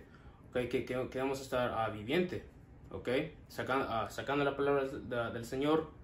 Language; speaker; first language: Spanish; non-native, learner; English